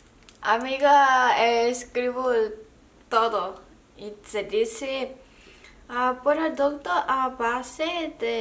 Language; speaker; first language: Spanish; non-native, learner; Korean